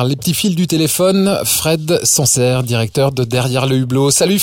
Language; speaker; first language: French; native; French